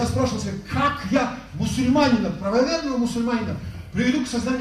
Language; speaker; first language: Russian; native; Russian